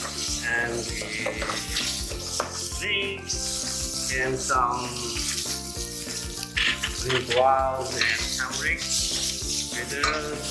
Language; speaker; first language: English; non-native, learner; Khmer